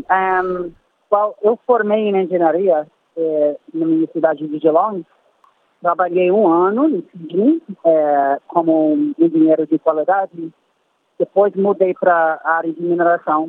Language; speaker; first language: Portuguese; non-native, fluent; English